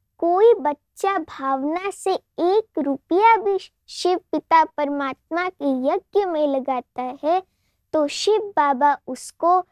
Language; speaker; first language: Hindi; non-native, local second language; Gujarati